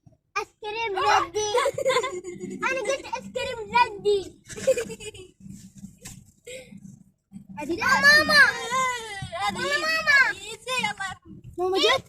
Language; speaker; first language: Arabic; native; Arabic